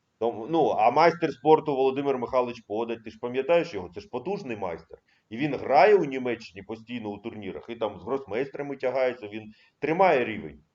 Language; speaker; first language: Ukrainian; native; Ukrainian